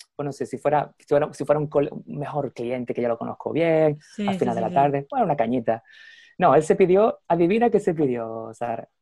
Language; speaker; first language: Spanish; native; Spanish